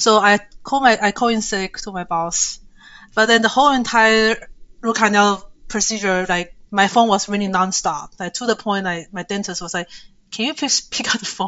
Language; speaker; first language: English; early bilingual, other home language; Chinese